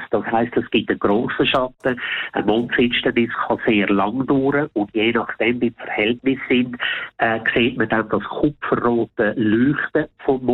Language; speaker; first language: German; native; German